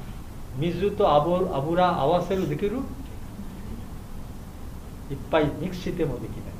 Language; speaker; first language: Japanese; non-native, learner; Bangla